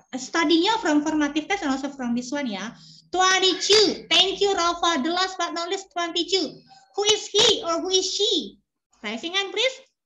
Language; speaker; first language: English; non-native, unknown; Indonesian